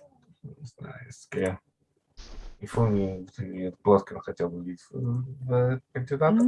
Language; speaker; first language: Russian; native; Russian